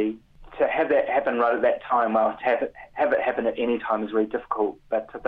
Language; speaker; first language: English; native; English